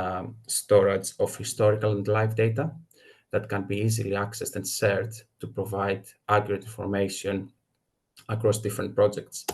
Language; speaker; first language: English; non-native, fluent; Greek